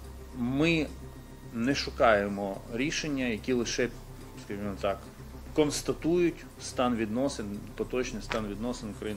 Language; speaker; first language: Ukrainian; native; Ukrainian